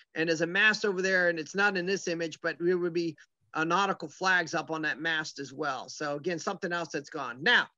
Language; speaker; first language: English; native; English